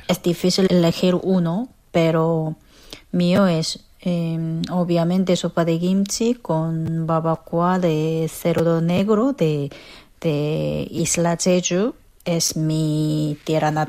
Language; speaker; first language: Spanish; non-native, fluent; Korean